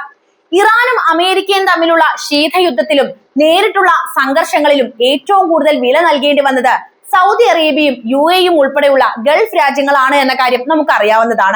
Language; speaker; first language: Malayalam; native; Malayalam